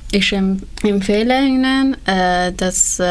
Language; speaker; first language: German; non-native, learner; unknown